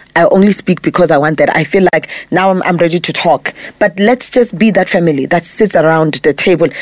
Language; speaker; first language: English; non-native, local second language; Zulu